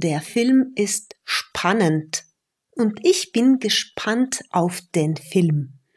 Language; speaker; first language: German; non-native, fluent; Russian